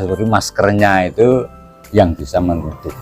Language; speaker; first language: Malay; non-native, local second language; Javanese